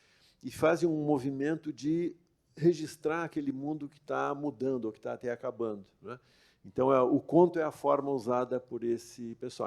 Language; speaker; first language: Portuguese; native; Portuguese